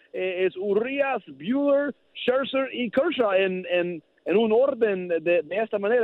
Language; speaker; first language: Spanish; non-native, learner; English